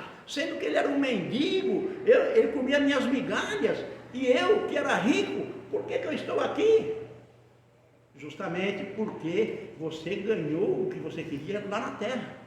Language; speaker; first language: Portuguese; native; Portuguese